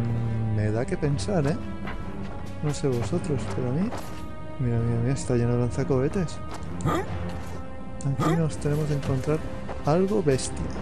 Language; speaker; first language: Spanish; native; Spanish